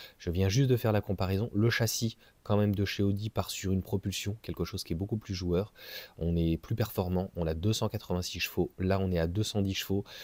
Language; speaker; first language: French; native; French